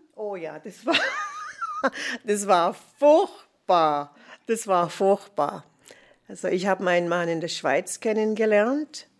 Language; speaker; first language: German; non-native, fluent; English